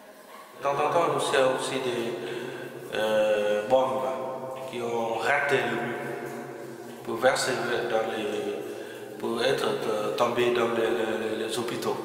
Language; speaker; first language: French; non-native, fluent; Vietnamese